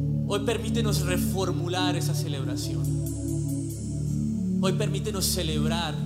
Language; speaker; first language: Spanish; native; Spanish